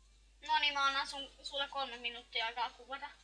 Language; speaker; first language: Finnish; native; Finnish